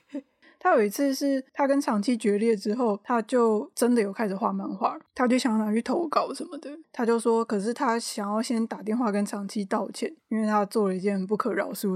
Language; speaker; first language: Chinese; native; Chinese